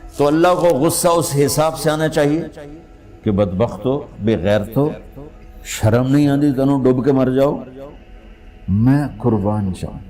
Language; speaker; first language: Urdu; non-native, local second language; Punjabi